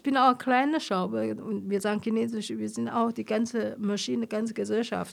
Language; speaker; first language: German; non-native, fluent; Chinese